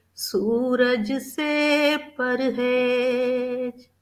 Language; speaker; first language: Hindi; native; Hindi